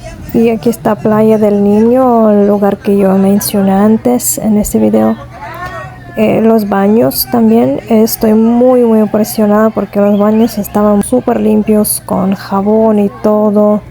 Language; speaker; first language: Spanish; non-native, fluent; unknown